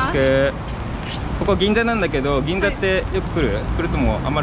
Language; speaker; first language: Japanese; native; Japanese